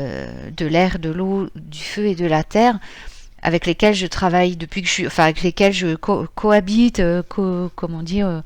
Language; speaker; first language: French; native; French